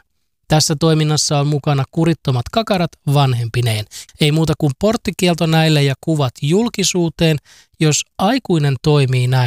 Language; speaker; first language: Finnish; native; Finnish